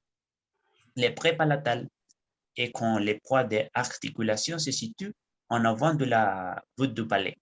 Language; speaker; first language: French; non-native, learner; Spanish